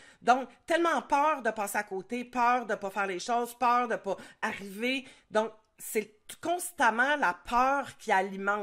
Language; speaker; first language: French; native; French